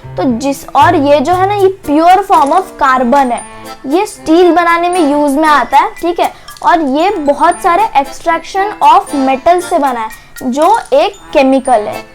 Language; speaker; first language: Hindi; non-native, local second language; Marathi